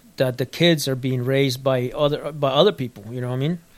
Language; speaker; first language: English; early bilingual, other home language; Spanish